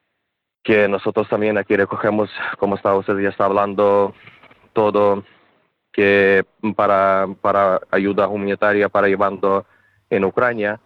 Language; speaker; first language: Spanish; non-native, learner; Ukrainian